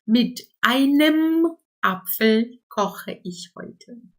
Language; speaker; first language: German; non-native, fluent; Portuguese